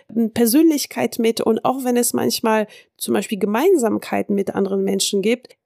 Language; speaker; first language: German; early bilingual, heritage; French